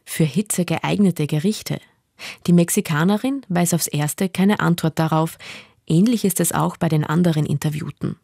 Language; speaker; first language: German; native; German